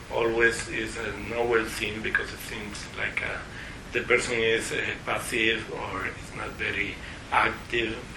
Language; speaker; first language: English; non-native, fluent; Spanish